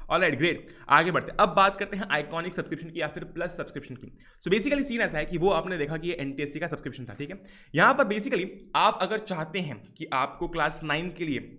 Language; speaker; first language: Hindi; native; Hindi